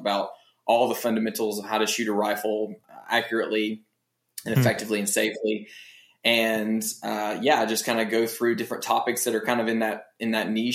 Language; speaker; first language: English; native; English